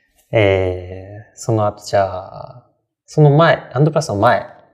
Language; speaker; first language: Japanese; native; Japanese